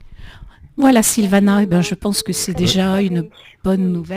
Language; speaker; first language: French; native; French